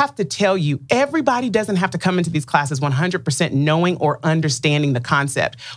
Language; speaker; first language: English; early bilingual, other home language; Akan